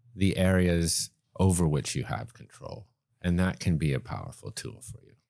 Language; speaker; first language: English; native; English